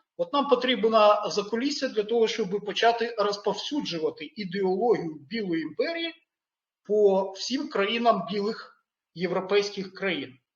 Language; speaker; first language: Ukrainian; native; Ukrainian